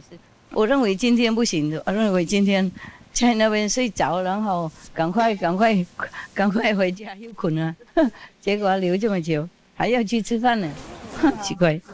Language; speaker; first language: Chinese; non-native, fluent; Vietnamese